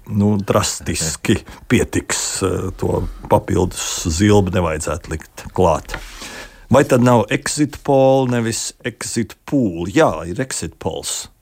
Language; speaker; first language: Latvian; native; Latvian